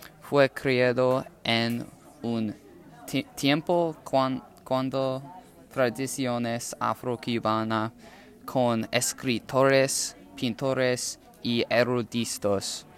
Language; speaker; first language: Spanish; non-native, learner; English